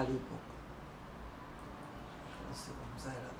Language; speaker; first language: French; non-native, local second language; Guadeloupean Creole French